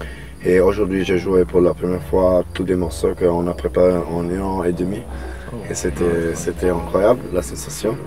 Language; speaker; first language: French; non-native, learner; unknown